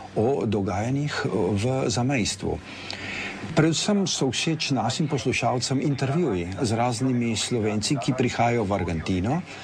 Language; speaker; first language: Slovenian; early bilingual, heritage; Spanish